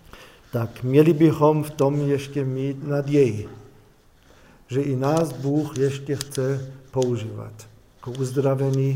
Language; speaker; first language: Czech; non-native, fluent; German